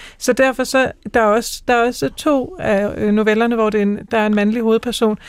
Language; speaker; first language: Danish; native; Danish